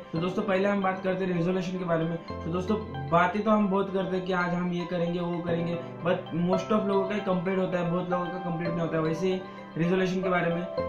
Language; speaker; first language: Hindi; non-native, local second language; Marathi